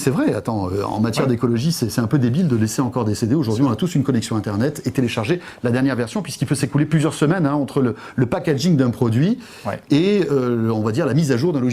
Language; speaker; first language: French; native; French